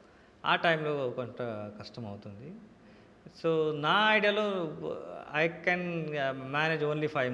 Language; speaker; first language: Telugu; non-native, learner; Kannada